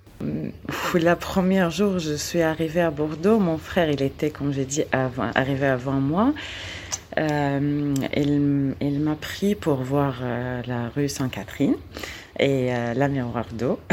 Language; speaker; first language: French; non-native, learner; Arabic